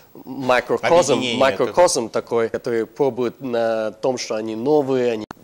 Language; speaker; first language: Russian; non-native, fluent; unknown